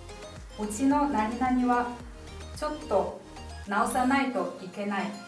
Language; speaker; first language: Japanese; non-native, fluent; Chinese